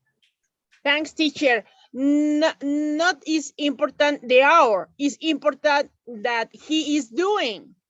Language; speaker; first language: English; non-native, learner; Spanish